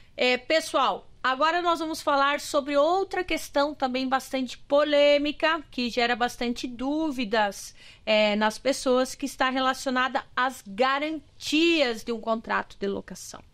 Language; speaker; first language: Portuguese; native; Portuguese